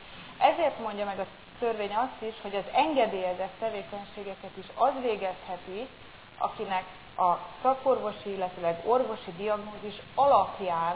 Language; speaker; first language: Hungarian; native; Hungarian